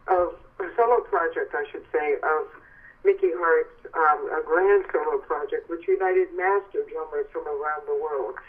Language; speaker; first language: English; native; English